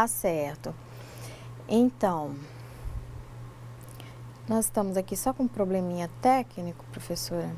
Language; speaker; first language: Portuguese; native; Portuguese